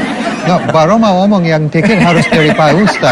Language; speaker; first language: Indonesian; non-native, learner; English